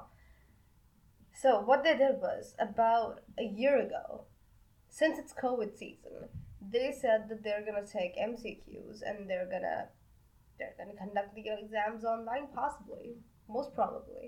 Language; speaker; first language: English; non-native, local second language; Hindi